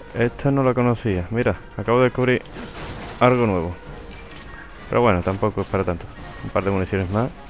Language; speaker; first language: Spanish; native; Spanish